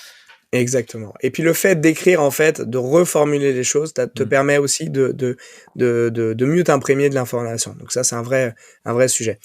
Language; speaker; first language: French; native; French